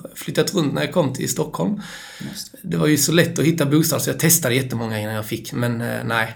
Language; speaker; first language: Swedish; native; Swedish